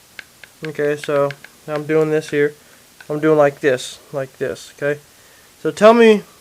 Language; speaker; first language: English; native; English